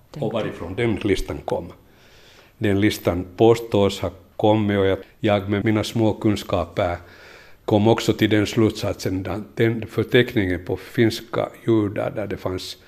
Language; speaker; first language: Swedish; native; Swedish